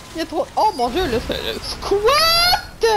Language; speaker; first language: French; native; French